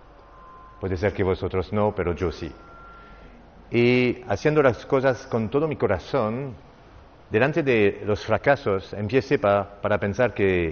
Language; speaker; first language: Spanish; non-native, learner; French